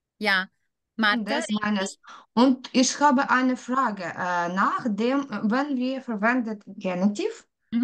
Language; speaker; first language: German; non-native, learner; Ukrainian